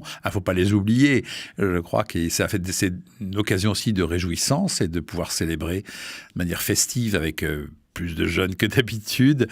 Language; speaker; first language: French; native; French